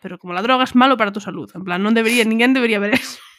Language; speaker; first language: Spanish; non-native, local second language; Galician